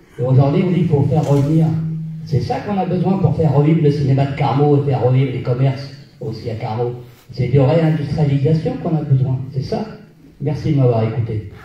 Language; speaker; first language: French; native; French